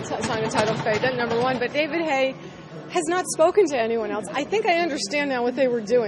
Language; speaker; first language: English; native; English